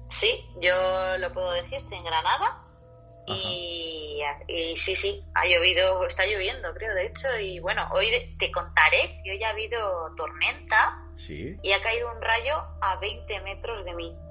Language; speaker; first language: Spanish; native; Spanish